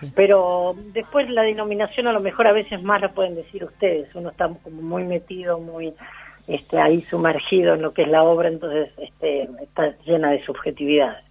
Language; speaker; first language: Spanish; native; Spanish